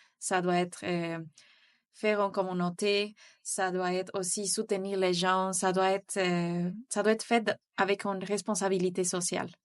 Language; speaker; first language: French; non-native, fluent; Spanish